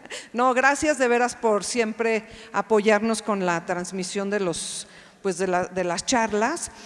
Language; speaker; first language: Spanish; native; Spanish